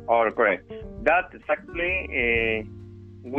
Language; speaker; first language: English; non-native, learner; Spanish